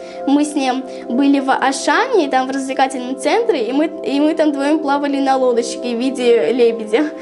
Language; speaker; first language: Russian; native; Russian